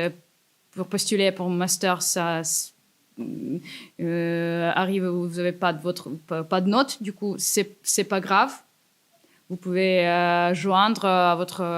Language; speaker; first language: French; non-native, fluent; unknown